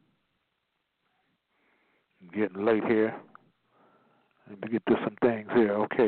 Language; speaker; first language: English; native; English